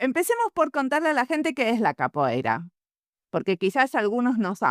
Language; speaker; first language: Spanish; native; Spanish